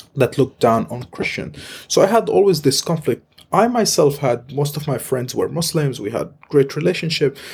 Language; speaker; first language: English; non-native, fluent; Arabic